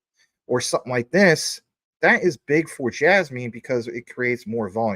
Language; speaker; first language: English; native; English